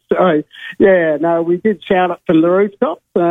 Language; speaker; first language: English; native; English